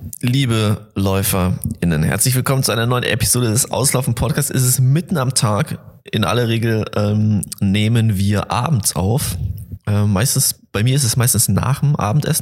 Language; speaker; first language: German; native; German